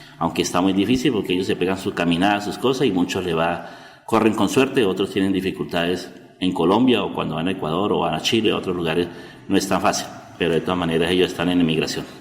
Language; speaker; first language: Spanish; native; Spanish